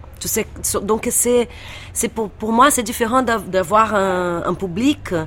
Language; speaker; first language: French; non-native, fluent; Portuguese